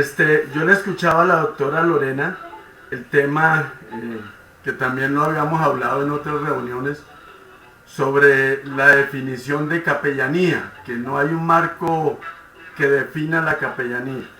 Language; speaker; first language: Spanish; native; Spanish